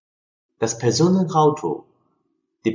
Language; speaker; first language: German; non-native, fluent; Chinese